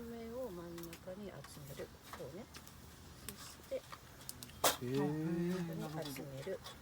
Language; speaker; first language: Japanese; native; Japanese